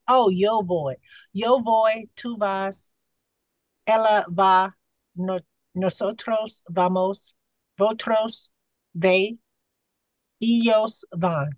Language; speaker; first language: Spanish; non-native, learner; English